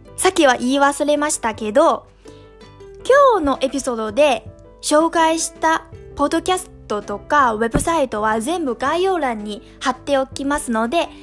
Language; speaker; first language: Japanese; non-native, fluent; Chinese